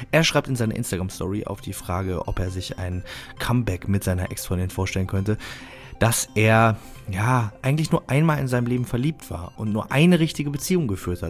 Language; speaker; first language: German; native; German